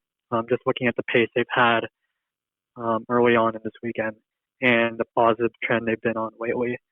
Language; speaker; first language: English; native; English